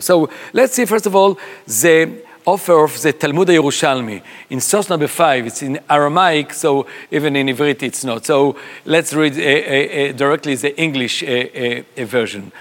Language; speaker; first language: English; non-native, fluent; Hebrew